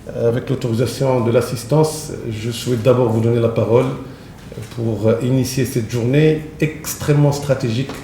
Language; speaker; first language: French; non-native, local second language; Arabic